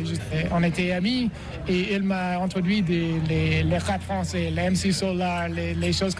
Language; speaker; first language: French; non-native, learner; English